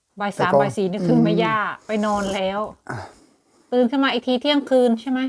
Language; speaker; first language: Thai; native; Thai